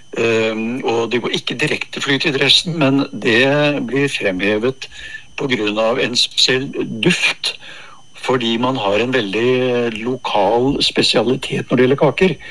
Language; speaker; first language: Norwegian; native; Norwegian